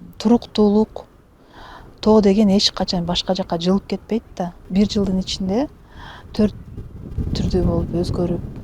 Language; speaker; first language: Kyrgyz; native; Kyrgyz